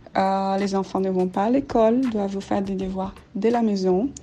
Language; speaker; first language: French; non-native, learner; Portuguese